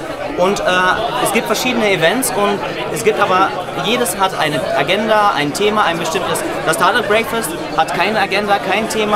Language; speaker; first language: German; non-native, fluent; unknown